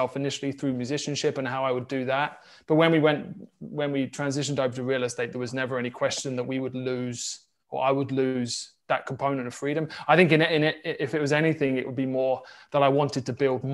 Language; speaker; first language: English; native; English